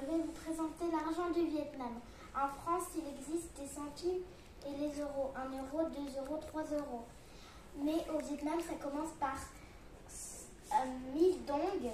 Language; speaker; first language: French; early bilingual, other home language; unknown